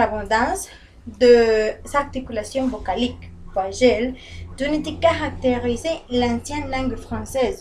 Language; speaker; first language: French; non-native, learner; Spanish